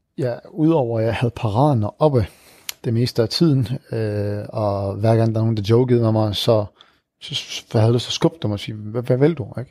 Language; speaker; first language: Danish; early bilingual, other home language; Arabic